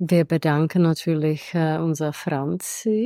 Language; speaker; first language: German; non-native, fluent; Czech